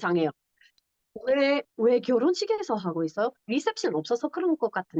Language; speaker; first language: Korean; non-native, learner; English